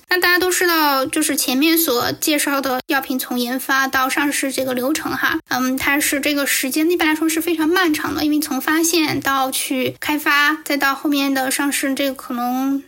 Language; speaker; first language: Chinese; native; Chinese